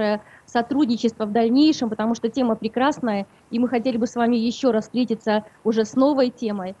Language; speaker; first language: Russian; native; Russian